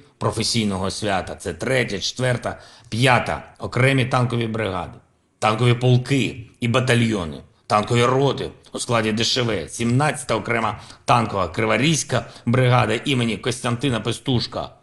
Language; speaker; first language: Ukrainian; non-native, local second language; Russian